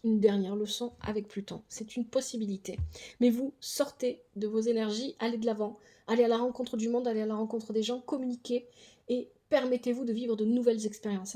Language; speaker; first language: French; native; French